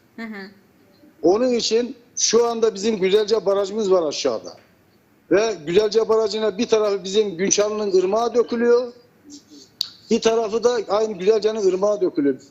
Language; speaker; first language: Turkish; native; Turkish